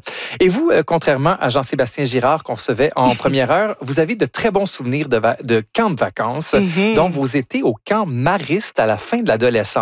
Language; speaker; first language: French; native; French